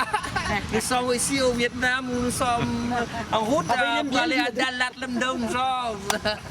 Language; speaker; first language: French; non-native, fluent; Vietnamese